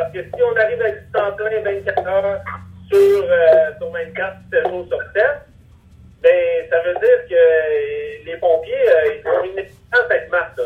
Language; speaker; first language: French; native; French